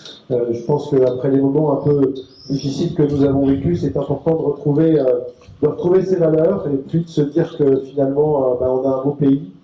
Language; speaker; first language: French; native; French